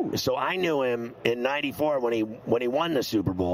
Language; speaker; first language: English; native; English